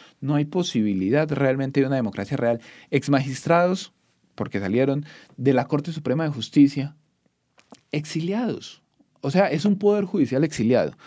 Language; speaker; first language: Spanish; native; Spanish